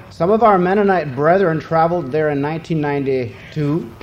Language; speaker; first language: English; native; English